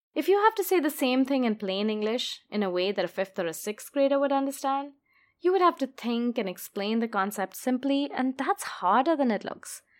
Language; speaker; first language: English; non-native, local second language; Hindi